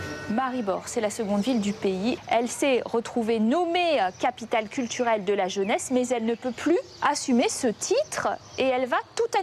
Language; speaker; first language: French; native; French